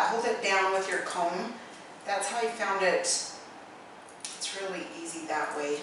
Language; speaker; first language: English; native; English